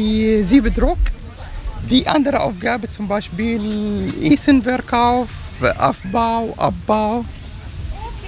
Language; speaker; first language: German; non-native, learner; Arabic